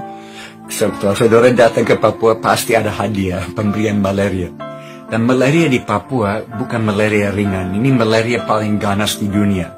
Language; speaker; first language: Indonesian; non-native, fluent; English